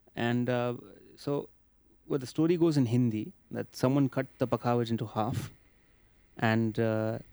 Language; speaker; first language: English; non-native, local second language; Marathi